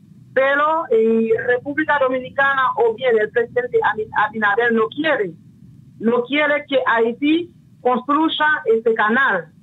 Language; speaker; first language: Spanish; non-native, local second language; Haitian Creole